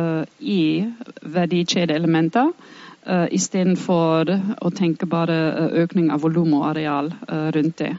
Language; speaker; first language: Norwegian; non-native, fluent; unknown